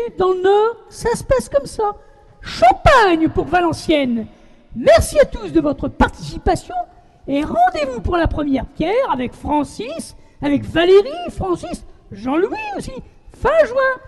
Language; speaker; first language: French; native; French